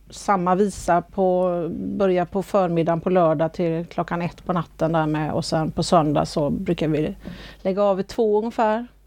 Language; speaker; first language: Swedish; native; Swedish